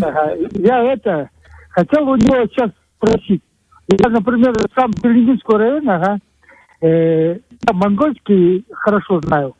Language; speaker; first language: Russian; non-native, local second language; Buriat